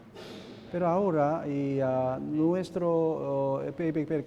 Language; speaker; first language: Spanish; non-native, learner; Korean